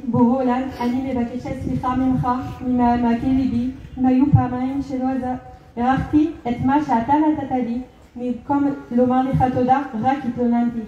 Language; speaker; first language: Hebrew; non-native, fluent; French